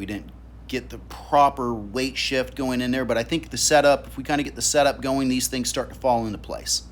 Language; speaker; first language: English; native; English